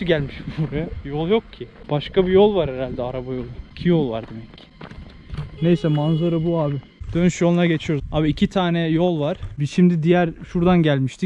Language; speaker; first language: Turkish; native; Turkish